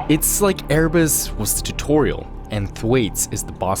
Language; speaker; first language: English; native; English